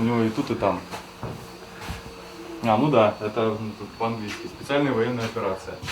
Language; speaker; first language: Russian; native; Russian